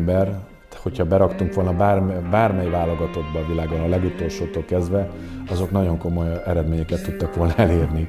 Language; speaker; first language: Hungarian; native; Hungarian